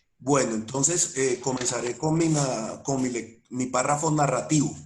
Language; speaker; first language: Spanish; native; Spanish